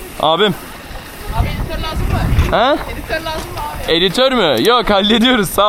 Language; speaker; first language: Turkish; native; Turkish